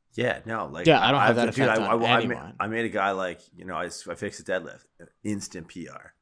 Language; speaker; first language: English; native; English